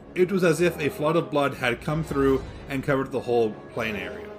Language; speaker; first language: English; native; English